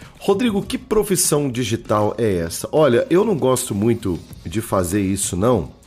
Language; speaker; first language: Portuguese; native; Portuguese